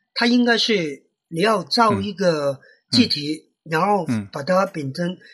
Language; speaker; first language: Chinese; non-native, fluent; Cantonese